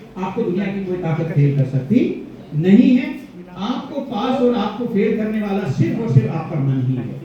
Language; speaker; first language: Hindi; non-native, local second language; Gujarati